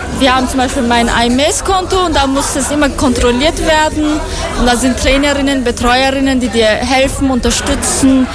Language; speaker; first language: German; non-native, fluent; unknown